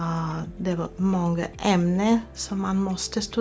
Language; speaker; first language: Swedish; non-native, fluent; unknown